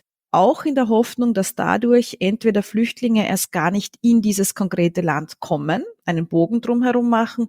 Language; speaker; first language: German; native; German